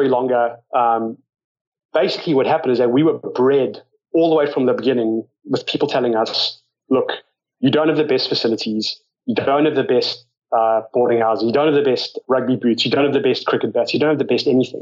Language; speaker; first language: English; native; English